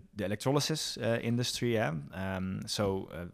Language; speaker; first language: English; non-native, fluent; Dutch